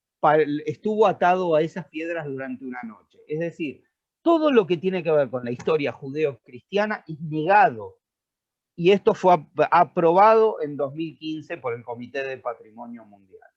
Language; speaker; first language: Spanish; native; Spanish